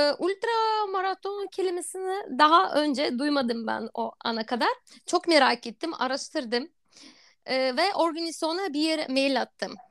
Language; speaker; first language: Turkish; non-native, fluent; Russian